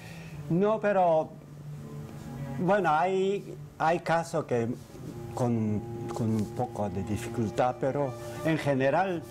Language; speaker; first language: Spanish; non-native, fluent; Japanese